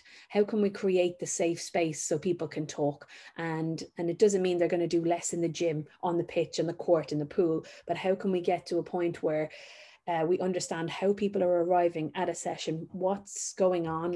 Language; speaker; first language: English; native; English